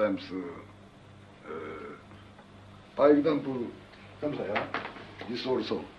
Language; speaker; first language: English; non-native, learner; Japanese